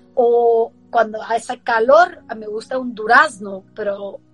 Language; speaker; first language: Spanish; early bilingual, heritage; Spanish